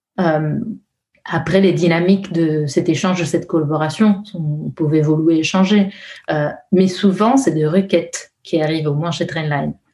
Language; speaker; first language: French; non-native, fluent; Italian